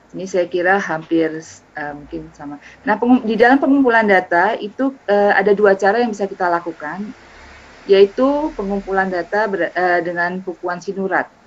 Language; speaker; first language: Indonesian; native; Indonesian